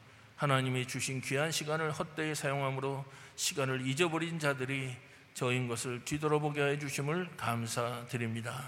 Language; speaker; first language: Korean; native; Korean